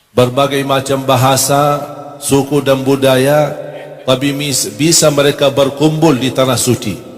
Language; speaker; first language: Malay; non-native, fluent; Arabic